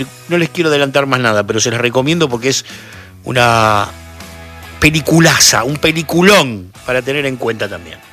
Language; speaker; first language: Spanish; native; Spanish